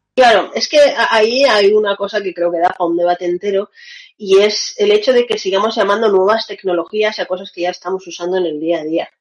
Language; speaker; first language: Spanish; early bilingual, other home language; Russian